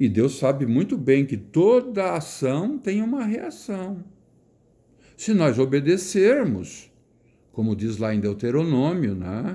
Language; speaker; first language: Portuguese; native; Portuguese